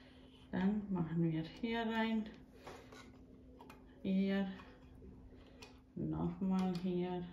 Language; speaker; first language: German; non-native, learner; Croatian